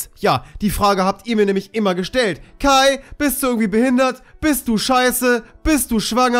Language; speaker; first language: German; native; German